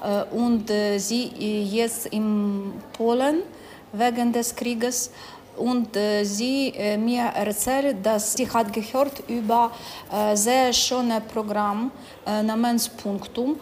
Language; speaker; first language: German; non-native, learner; Ukrainian